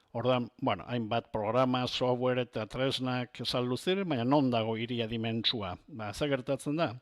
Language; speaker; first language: Basque; non-native, local second language; Spanish